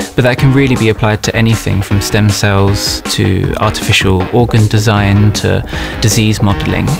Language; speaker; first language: English; native; English